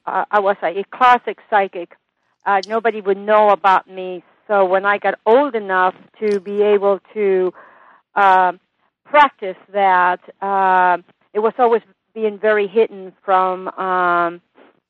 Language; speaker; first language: English; non-native, fluent; Italian